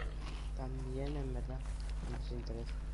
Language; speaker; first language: Spanish; native; Spanish